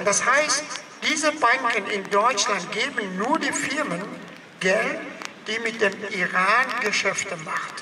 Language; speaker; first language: German; non-native, fluent; Persian